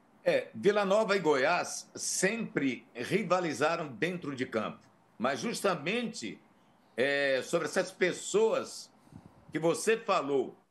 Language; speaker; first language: Portuguese; native; Portuguese